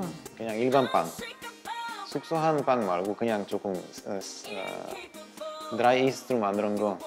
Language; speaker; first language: Korean; non-native, learner; Bulgarian